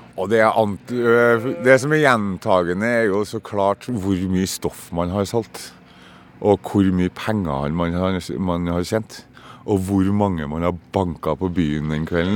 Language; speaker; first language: Norwegian; native; Norwegian